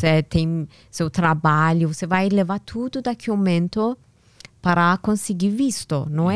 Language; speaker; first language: Portuguese; non-native, learner; Persian